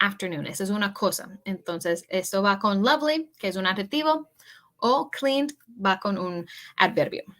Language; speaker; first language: Spanish; early bilingual, heritage; English